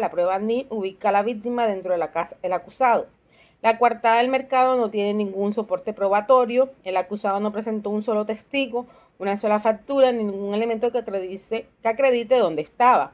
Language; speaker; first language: Spanish; native; Spanish